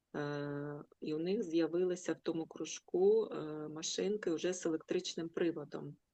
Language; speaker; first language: Ukrainian; non-native, local second language; Russian